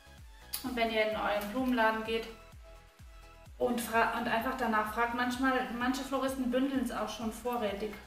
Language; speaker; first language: German; native; German